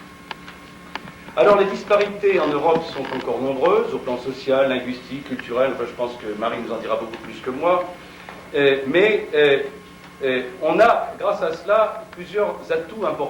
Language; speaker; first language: French; native; French